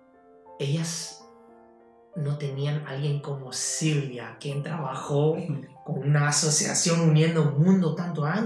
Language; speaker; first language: Spanish; non-native, fluent; Chinese